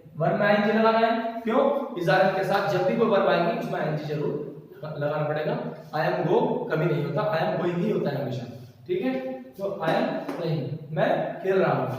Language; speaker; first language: Hindi; native; Hindi